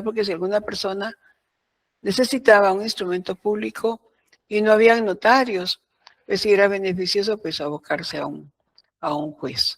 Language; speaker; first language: Spanish; native; Spanish